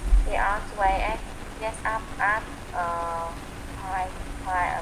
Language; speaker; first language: English; non-native, learner; Vietnamese